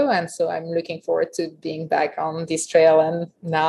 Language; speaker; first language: English; non-native, fluent; French